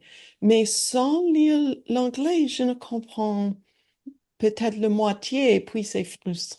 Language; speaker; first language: French; non-native, learner; English